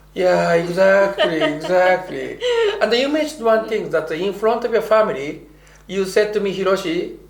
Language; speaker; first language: English; non-native, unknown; Japanese